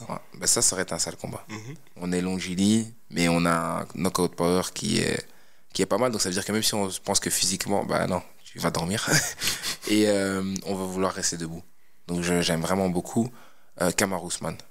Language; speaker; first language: French; native; French